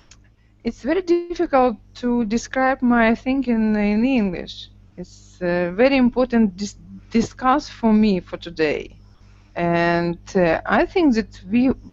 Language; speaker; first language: English; non-native, learner; Russian